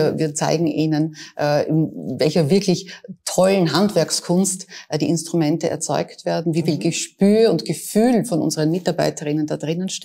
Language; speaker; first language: German; native; German